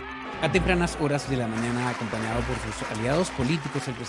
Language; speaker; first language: Spanish; native; Spanish